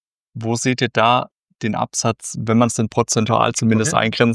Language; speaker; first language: German; native; German